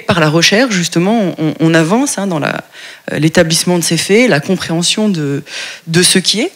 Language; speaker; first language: French; native; French